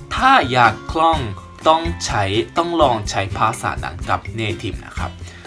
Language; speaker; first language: Thai; non-native, fluent; Japanese